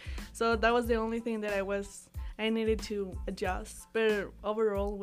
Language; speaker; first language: English; non-native, learner; Spanish